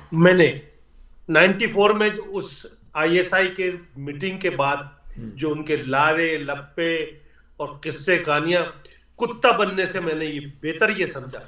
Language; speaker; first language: Urdu; native; Urdu